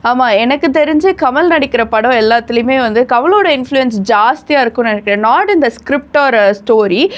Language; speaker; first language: Tamil; native; Tamil